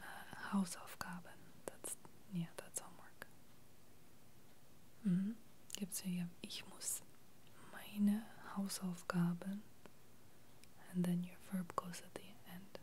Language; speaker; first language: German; non-native, fluent; English